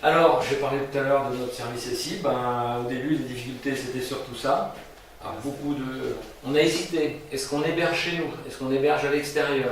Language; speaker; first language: French; native; French